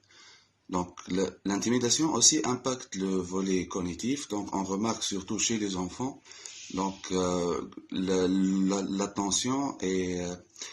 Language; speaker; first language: French; non-native, local second language; Arabic